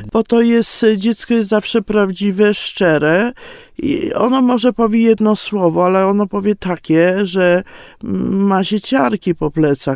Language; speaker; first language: Polish; native; Polish